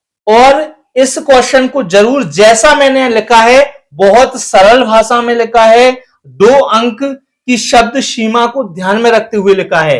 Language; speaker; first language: Hindi; native; Hindi